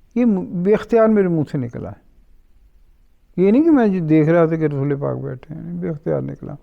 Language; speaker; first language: Urdu; non-native, local second language; Punjabi